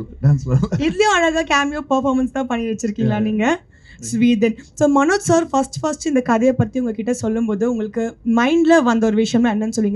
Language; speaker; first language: Tamil; native; Tamil